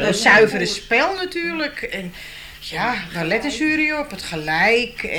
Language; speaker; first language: Dutch; native; Dutch